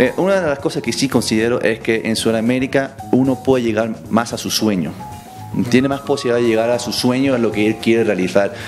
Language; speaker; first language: Spanish; early bilingual, other home language; English